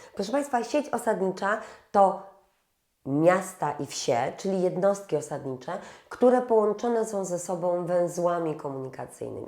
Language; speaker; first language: Polish; native; Polish